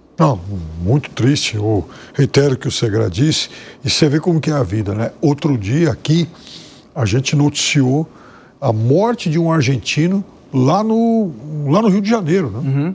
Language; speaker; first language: Portuguese; native; Portuguese